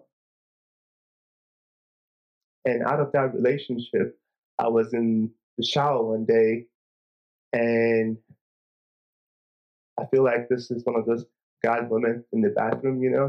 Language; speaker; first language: English; non-native, local second language; Igbo